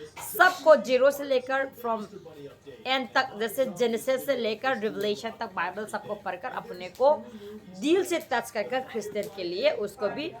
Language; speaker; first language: Hindi; non-native, local second language; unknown